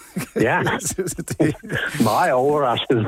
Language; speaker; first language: Danish; non-native, fluent; English